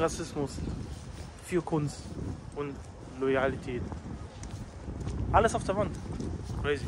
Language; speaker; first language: German; native; German